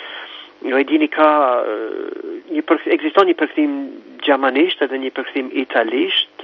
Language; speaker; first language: Albanian; non-native, fluent; English